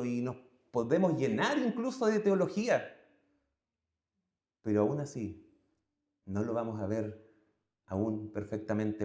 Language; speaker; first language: Spanish; native; Spanish